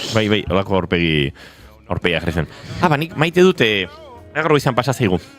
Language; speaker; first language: Basque; non-native, local second language; Spanish